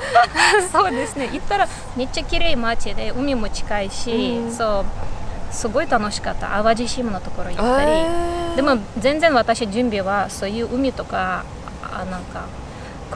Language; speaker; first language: Japanese; non-native, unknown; Bashkir